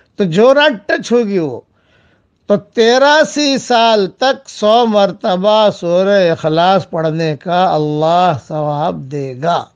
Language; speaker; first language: Urdu; non-native, local second language; Gujarati